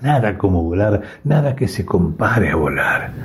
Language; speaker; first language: Spanish; native; Spanish